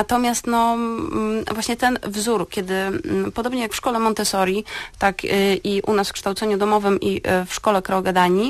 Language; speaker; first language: Polish; native; Polish